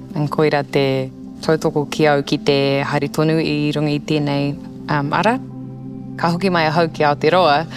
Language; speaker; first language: Māori; non-native, local second language; English